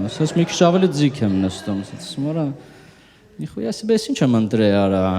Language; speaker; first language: Armenian; early bilingual, heritage; Armenian